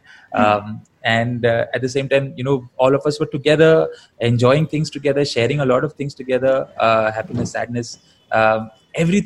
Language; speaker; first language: English; non-native, local second language; Malayalam